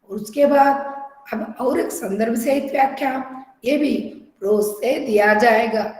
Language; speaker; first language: Hindi; non-native, local second language; Telugu